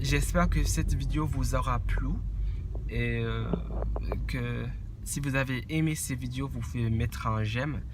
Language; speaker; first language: French; non-native, fluent; English